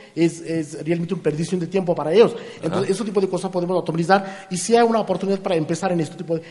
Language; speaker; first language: Spanish; non-native, fluent; Hindi